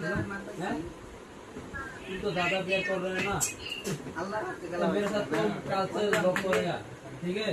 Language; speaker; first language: Hindi; non-native, local second language; Bangla